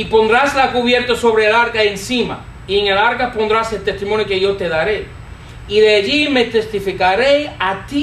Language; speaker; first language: Spanish; non-native, fluent; English